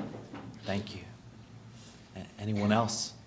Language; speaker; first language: English; native; English